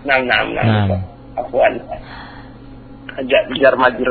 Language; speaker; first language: Arabic; non-native, learner; Indonesian